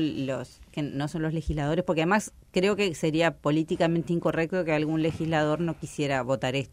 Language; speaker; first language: Spanish; native; Spanish